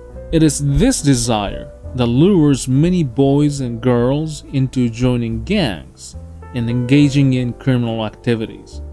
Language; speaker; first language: English; non-native, fluent; Japanese